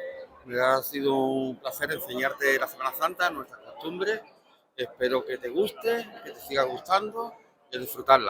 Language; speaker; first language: Spanish; native; Spanish